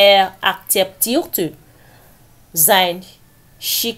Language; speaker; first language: German; non-native, learner; French